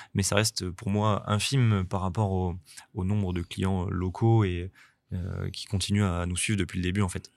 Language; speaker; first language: French; native; French